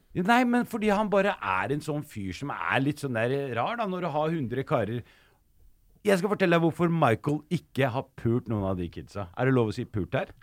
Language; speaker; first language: Norwegian; early bilingual, other home language; Arabic